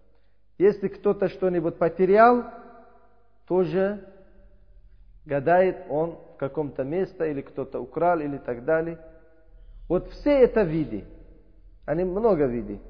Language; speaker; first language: Russian; non-native, learner; Uzbek